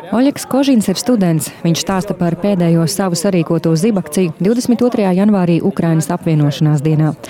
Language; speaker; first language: Latvian; native; Latvian